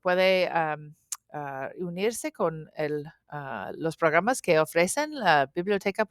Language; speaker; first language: Spanish; non-native, learner; English